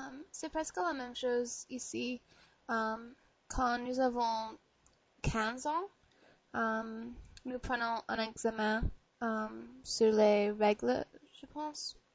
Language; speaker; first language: French; non-native, learner; English